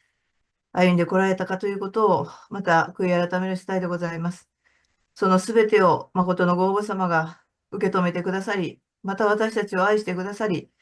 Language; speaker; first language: Japanese; native; Japanese